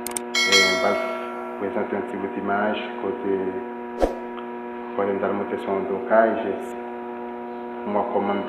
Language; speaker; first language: French; non-native, learner; Haitian Creole